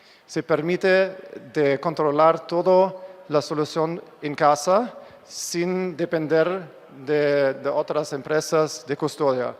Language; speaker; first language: Spanish; non-native, fluent; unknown